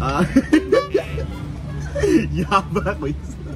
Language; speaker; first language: Japanese; non-native, fluent; Indonesian